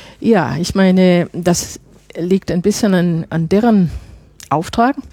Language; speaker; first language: German; non-native, fluent; English